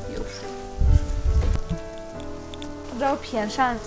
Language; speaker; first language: Chinese; non-native, fluent; Russian